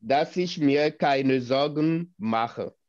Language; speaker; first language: German; non-native, fluent; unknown